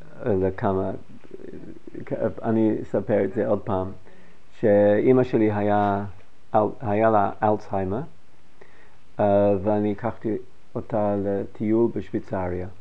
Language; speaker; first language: Hebrew; non-native, fluent; English